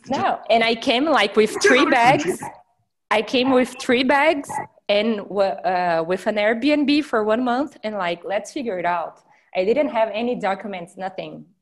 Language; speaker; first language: English; non-native, fluent; Portuguese